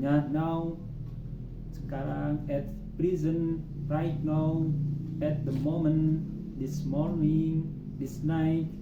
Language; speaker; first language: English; non-native, learner; Sundanese